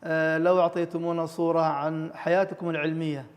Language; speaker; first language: Arabic; native; Arabic